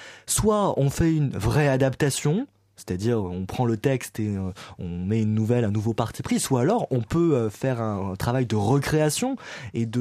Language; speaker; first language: French; native; French